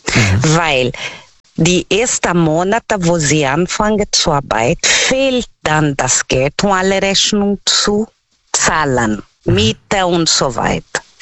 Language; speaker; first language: German; non-native, fluent; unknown